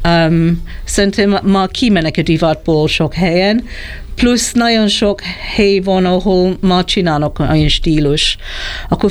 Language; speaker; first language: Hungarian; non-native, learner; English